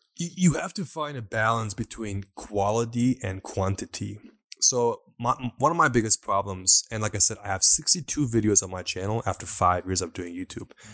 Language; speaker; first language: English; non-native, fluent; Persian